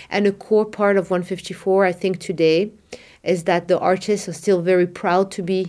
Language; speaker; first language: English; non-native, fluent; Arabic